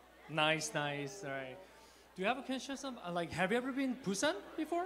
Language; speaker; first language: English; non-native, fluent; Korean